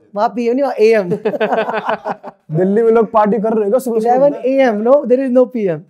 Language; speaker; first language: Hindi; native; Hindi